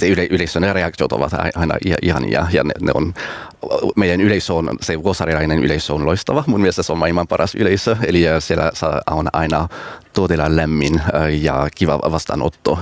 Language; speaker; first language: Finnish; non-native, fluent; French